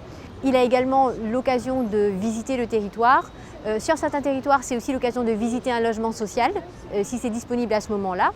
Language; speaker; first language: French; native; French